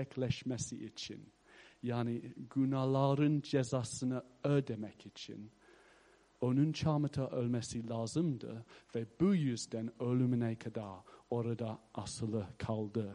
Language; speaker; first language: Turkish; non-native, fluent; English